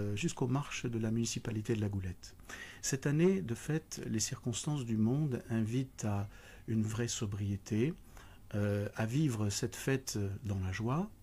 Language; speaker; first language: French; native; French